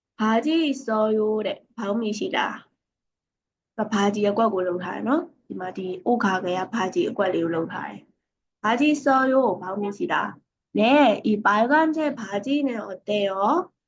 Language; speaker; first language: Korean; non-native, fluent; Burmese